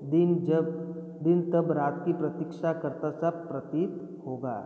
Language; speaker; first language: Hindi; non-native, local second language; Gujarati